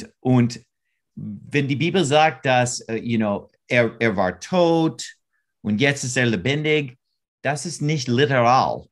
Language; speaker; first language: German; non-native, fluent; English